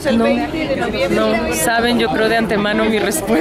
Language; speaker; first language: Spanish; native; Spanish